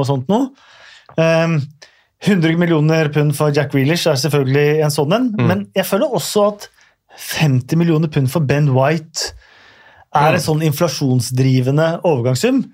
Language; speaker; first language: Norwegian; native; Norwegian